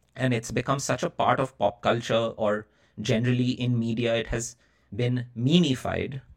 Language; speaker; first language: English; non-native, local second language; Bangla